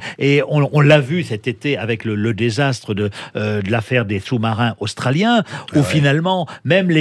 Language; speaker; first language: French; native; French